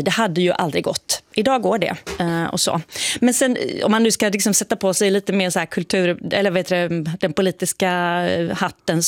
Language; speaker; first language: Swedish; native; Swedish